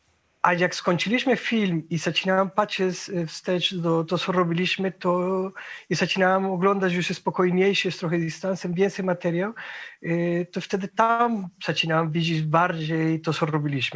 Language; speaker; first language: Polish; non-native, fluent; Spanish